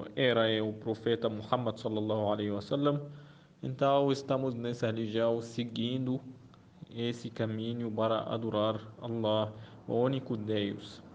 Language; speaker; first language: Portuguese; non-native, fluent; Arabic